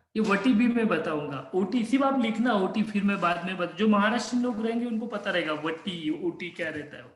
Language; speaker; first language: Hindi; non-native, local second language; Marathi